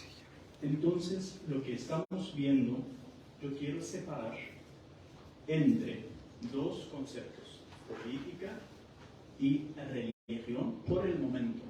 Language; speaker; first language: Spanish; non-native, fluent; Persian